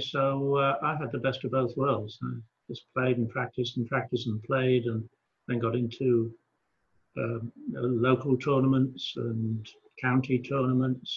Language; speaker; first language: English; native; English